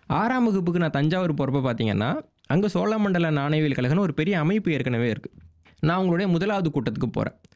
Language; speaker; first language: Tamil; native; Tamil